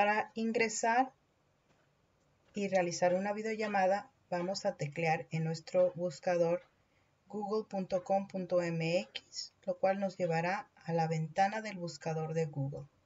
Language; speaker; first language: Spanish; native; Spanish